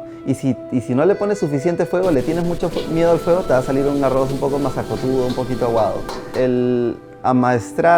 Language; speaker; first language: Spanish; native; Spanish